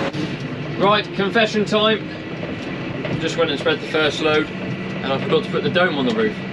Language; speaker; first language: English; native; English